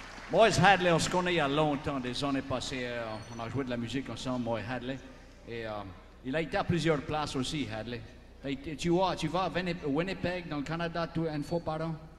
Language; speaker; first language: French; early bilingual, heritage; French